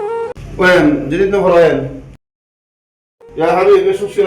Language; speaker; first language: Arabic; non-native, learner; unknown